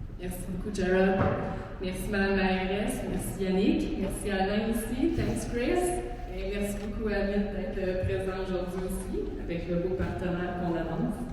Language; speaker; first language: French; native; French